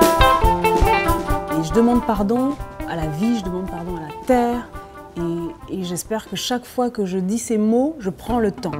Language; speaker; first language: French; non-native, local second language; Lingala